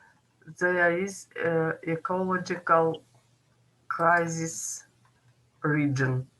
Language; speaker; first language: English; non-native, learner; Kazakh